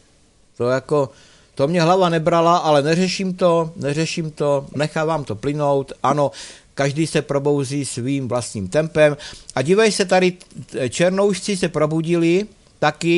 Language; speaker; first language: Czech; native; Czech